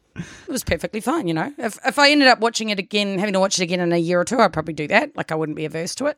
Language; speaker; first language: English; native; English